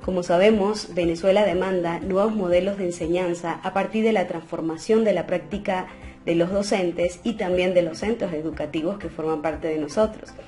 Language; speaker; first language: Spanish; native; Spanish